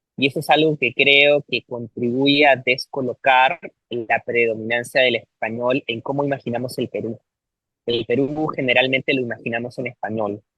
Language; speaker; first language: Spanish; native; Spanish